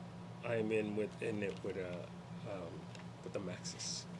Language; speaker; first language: English; native; English